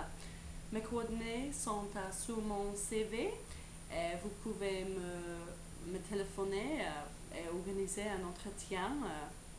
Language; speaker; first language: French; non-native, learner; English